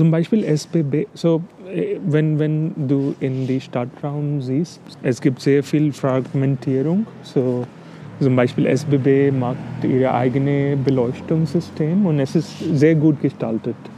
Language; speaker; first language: German; non-native, fluent; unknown